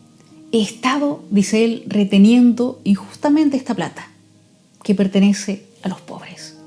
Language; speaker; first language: Spanish; native; Spanish